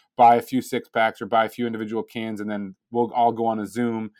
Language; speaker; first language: English; native; English